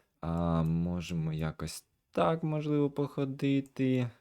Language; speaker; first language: Ukrainian; native; Ukrainian